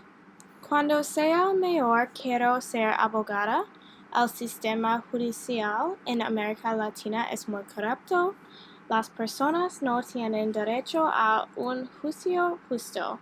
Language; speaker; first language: Spanish; non-native, learner; English